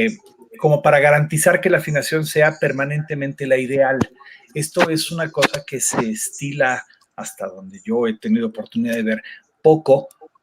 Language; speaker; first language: Spanish; native; Spanish